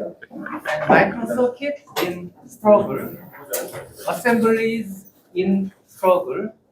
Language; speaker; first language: English; non-native, learner; Korean